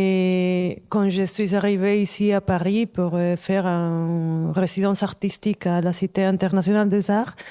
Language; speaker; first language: French; non-native, fluent; Spanish